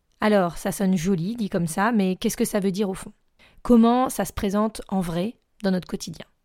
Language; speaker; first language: French; native; French